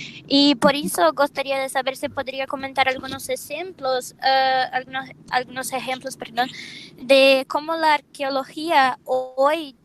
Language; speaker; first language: Spanish; non-native, fluent; Portuguese